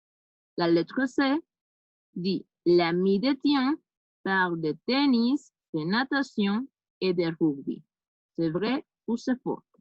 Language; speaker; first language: French; non-native, fluent; Spanish